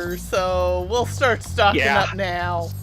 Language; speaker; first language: English; native; English